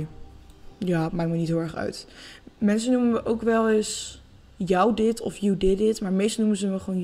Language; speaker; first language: Dutch; native; Dutch